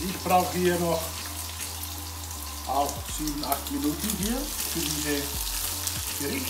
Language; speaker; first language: German; non-native, fluent; Italian